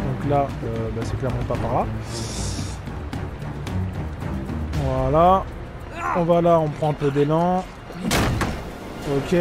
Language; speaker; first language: French; native; French